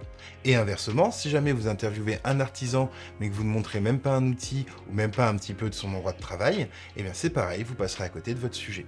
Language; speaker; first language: French; native; French